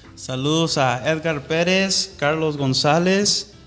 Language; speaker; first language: Spanish; early bilingual, heritage; Spanish